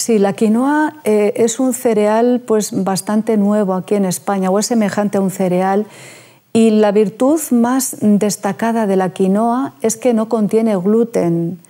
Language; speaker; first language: Spanish; native; Spanish